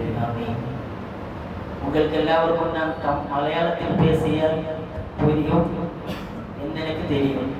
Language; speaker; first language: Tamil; non-native, learner; Malayalam